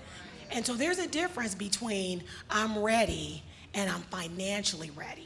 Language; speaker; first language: English; native; English